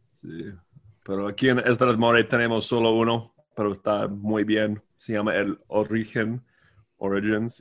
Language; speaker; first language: Spanish; non-native, fluent; English